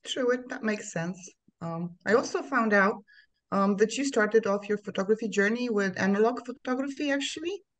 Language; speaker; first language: English; non-native, fluent; Polish